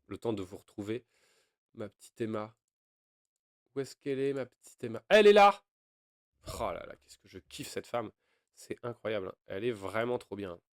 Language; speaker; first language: French; native; French